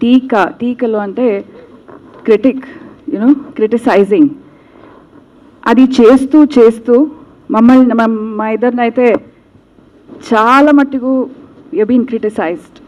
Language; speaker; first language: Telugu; non-native, local second language; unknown